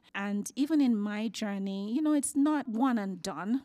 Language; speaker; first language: English; non-native, local second language; Yoruba